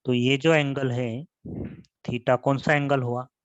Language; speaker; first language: Hindi; non-native, local second language; Marathi